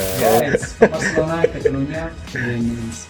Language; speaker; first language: English; non-native, fluent; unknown